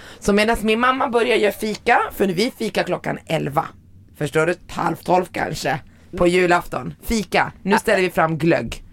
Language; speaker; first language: Swedish; early bilingual, other home language; Arabic